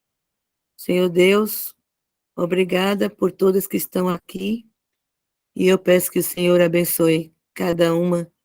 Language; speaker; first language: Portuguese; native; Portuguese